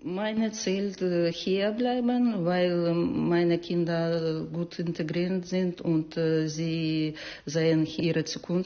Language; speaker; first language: German; non-native, learner; Ukrainian